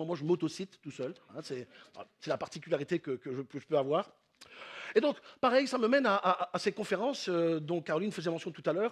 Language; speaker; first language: French; native; French